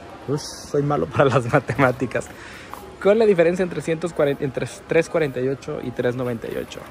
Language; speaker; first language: Spanish; native; Spanish